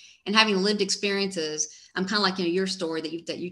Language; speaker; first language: English; native; English